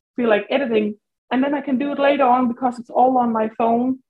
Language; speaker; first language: English; non-native, fluent; Danish